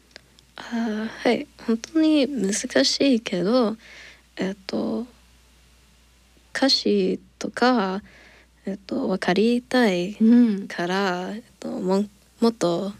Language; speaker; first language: Japanese; non-native, learner; English